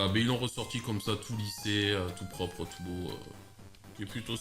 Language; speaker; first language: French; native; French